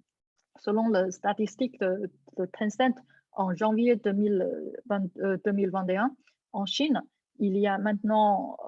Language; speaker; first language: French; non-native, fluent; Chinese